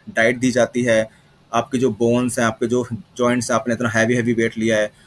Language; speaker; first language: Hindi; native; Hindi